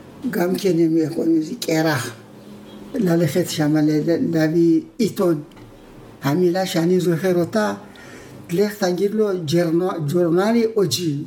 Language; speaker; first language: Hebrew; non-native, fluent; Amharic